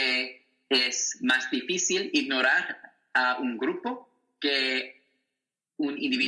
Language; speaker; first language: Spanish; non-native, learner; English